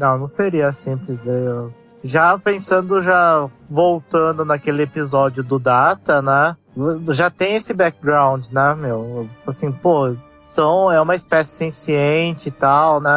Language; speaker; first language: Portuguese; native; Portuguese